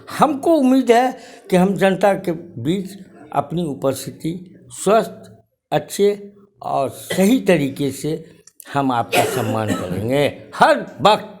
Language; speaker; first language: Hindi; native; Hindi